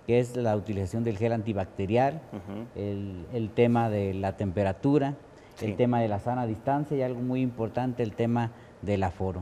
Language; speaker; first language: Spanish; native; Spanish